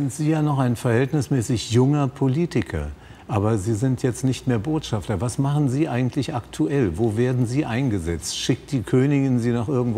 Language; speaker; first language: German; native; German